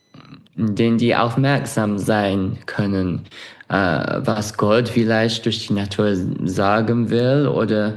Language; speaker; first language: German; non-native, fluent; English